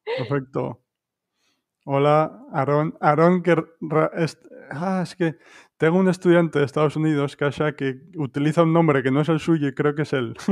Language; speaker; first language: Spanish; native; Spanish